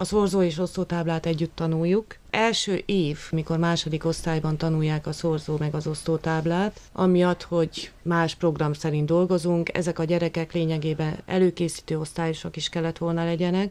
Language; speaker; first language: Hungarian; native; Hungarian